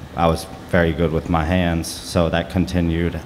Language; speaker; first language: English; native; English